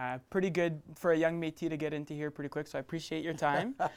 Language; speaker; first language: English; native; English